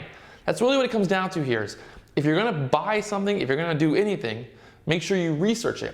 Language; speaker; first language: English; native; English